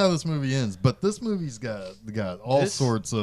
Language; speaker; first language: English; native; English